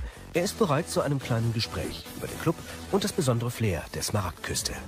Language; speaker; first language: German; native; German